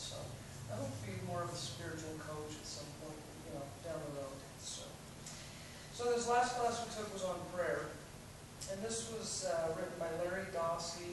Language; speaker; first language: English; native; English